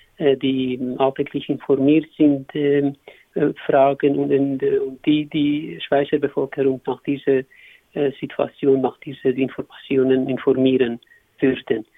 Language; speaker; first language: German; non-native, learner; Kurdish